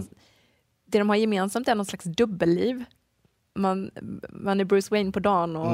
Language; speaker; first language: Swedish; native; Swedish